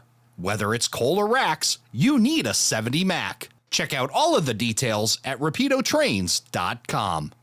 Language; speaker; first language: English; native; English